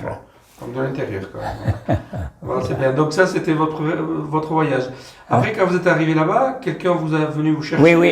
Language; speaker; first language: French; native; French